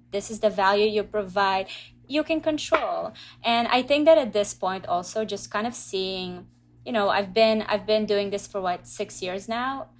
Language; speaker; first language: English; early bilingual, other home language; Russian